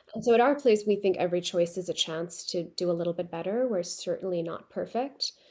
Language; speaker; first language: English; non-native, local second language; Urdu